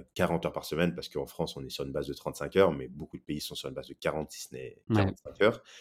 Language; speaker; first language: French; native; French